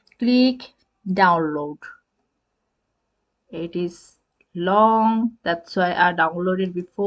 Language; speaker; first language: English; non-native, fluent; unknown